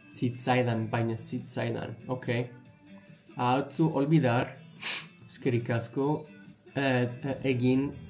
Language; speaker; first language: Basque; non-native, learner; English